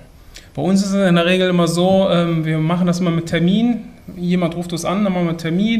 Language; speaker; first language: German; native; German